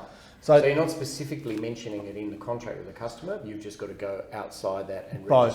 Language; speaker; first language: English; native; English